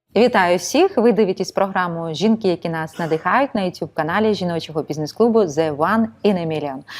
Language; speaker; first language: Ukrainian; native; Ukrainian